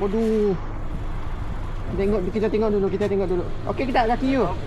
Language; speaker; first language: Malay; native; Malay